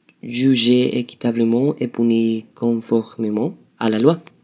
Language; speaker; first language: French; non-native, learner; Spanish